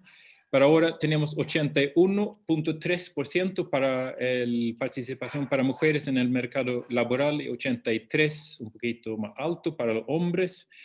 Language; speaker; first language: Spanish; non-native, fluent; Swedish